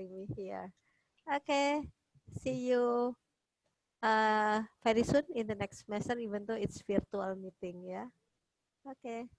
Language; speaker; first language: English; non-native, fluent; Indonesian